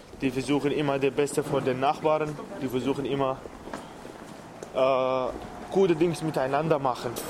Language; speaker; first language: German; non-native, learner; Arabic